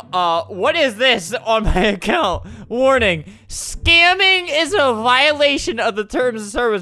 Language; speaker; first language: English; native; English